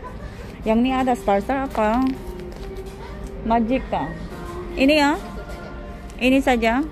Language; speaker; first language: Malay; non-native, learner; Filipino